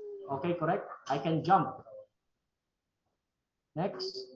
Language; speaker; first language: English; non-native, fluent; Filipino